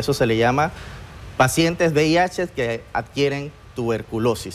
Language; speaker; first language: Spanish; native; Spanish